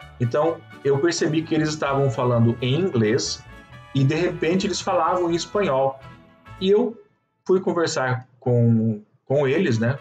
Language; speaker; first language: Portuguese; native; Portuguese